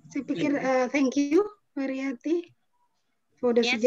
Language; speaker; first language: English; non-native, fluent; Indonesian